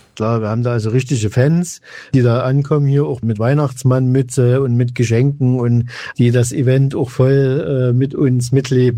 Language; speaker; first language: German; native; German